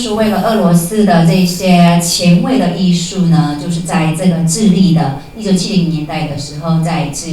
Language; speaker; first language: Chinese; native; Chinese